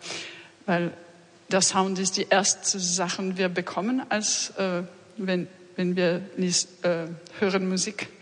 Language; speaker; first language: German; non-native, fluent; French